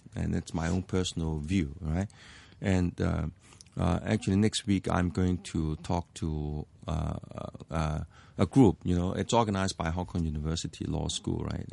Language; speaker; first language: English; non-native, local second language; Cantonese